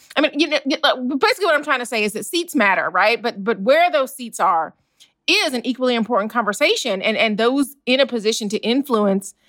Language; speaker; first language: English; native; English